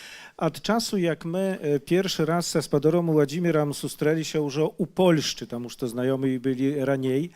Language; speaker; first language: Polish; non-native, learner; Belarusian